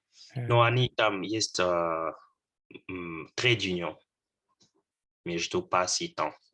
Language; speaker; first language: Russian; non-native, fluent; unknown